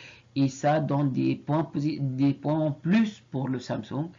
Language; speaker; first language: French; non-native, fluent; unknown